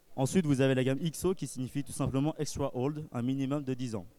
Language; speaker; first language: French; native; French